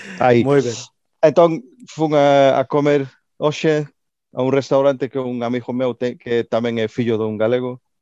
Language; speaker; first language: Galician; native; Galician